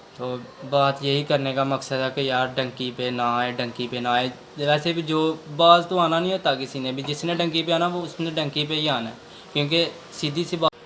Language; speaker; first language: Urdu; non-native, local second language; Punjabi